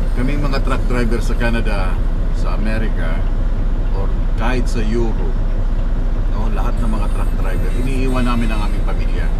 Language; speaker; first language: Filipino; native; Filipino